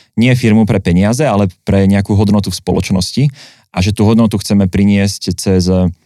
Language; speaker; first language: Slovak; native; Slovak